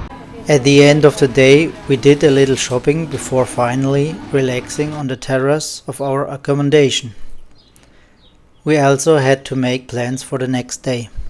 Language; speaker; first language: English; non-native, learner; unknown